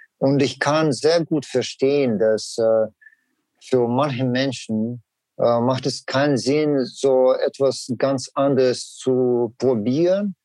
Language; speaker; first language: German; non-native, learner; Russian